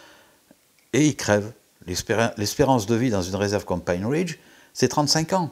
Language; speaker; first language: French; native; French